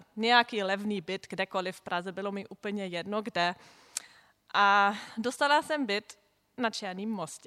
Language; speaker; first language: Czech; non-native, fluent; German